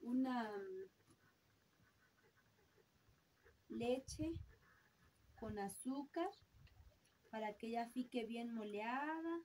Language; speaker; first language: Spanish; non-native, fluent; Portuguese